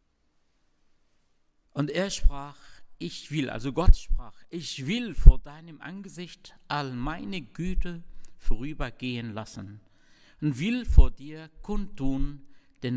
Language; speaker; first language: German; non-native, fluent; Arabic